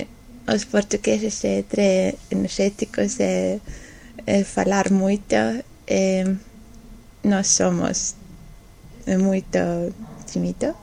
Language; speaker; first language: Portuguese; non-native, learner; Estonian